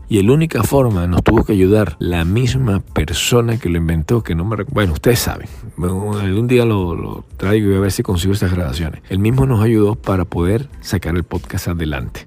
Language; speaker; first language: Spanish; native; Spanish